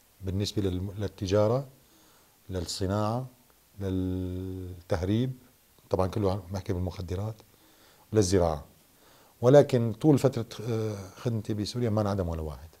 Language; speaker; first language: Arabic; native; Arabic